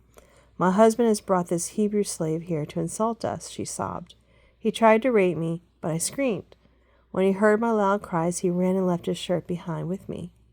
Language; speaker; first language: English; native; English